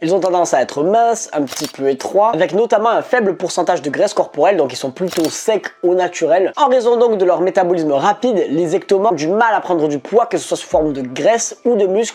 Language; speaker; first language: French; native; French